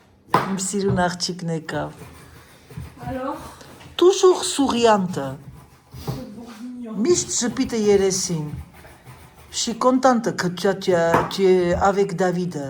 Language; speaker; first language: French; non-native, fluent; Armenian